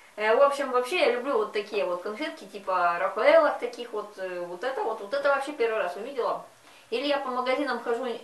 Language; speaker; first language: Russian; native; Russian